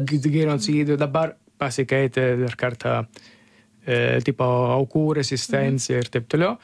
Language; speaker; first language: Lithuanian; non-native, learner; Italian